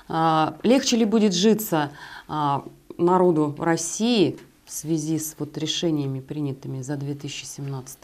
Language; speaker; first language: Russian; native; Russian